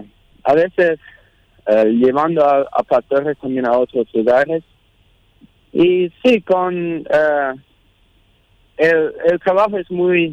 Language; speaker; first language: Spanish; non-native, local second language; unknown